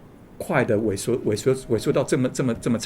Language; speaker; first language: Chinese; native; Chinese